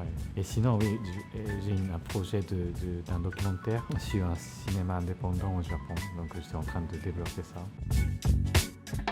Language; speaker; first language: French; non-native, fluent; Japanese